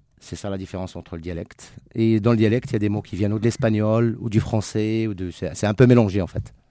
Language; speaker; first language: French; non-native, local second language; Arabic